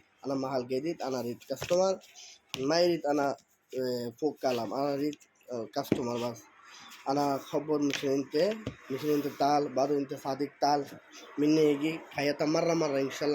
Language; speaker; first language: Arabic; non-native, learner; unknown